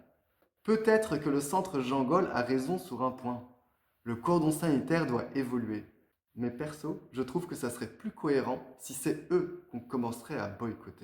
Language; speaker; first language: French; native; French